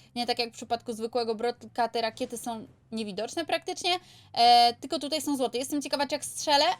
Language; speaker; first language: Polish; native; Polish